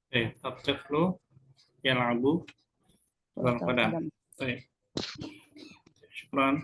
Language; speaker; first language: Arabic; non-native, fluent; Indonesian